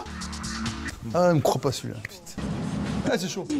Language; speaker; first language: French; native; French